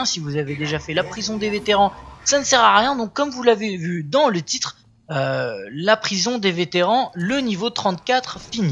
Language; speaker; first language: French; native; French